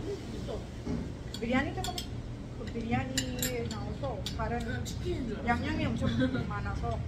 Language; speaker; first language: Korean; non-native, learner; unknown